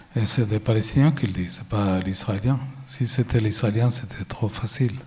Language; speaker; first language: French; non-native, fluent; Hebrew